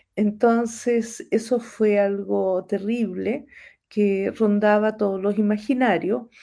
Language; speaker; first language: Spanish; native; Spanish